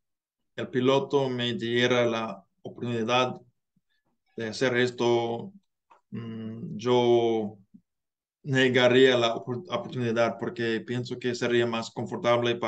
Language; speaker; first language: Spanish; non-native, learner; English